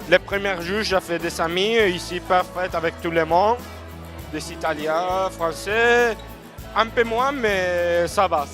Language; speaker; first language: French; non-native, learner; Italian